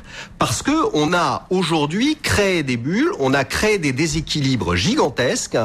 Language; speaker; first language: French; native; French